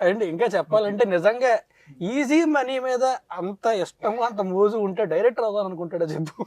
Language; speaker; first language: Telugu; native; Telugu